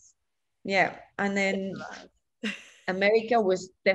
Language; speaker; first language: English; non-native, fluent; Spanish